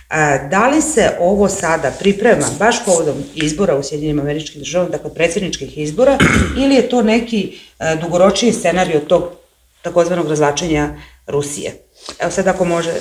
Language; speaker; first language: Serbian; native; Serbian